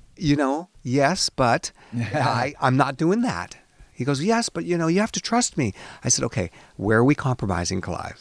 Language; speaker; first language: English; native; English